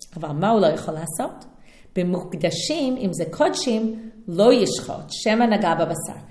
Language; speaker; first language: Hebrew; non-native, fluent; English